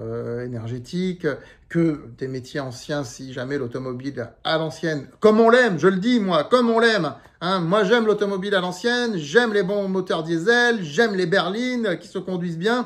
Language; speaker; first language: French; native; French